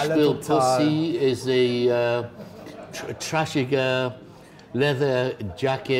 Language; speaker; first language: German; non-native, learner; English